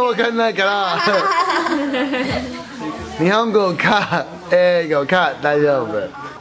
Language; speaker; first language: Spanish; non-native, learner; English